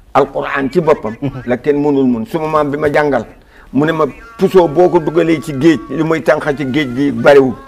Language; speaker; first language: Wolof; non-native, local second language; Fula